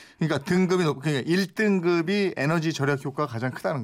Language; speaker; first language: Korean; native; Korean